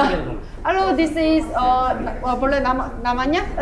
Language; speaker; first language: Indonesian; non-native, learner; Korean